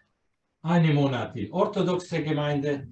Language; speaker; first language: German; non-native, fluent; Croatian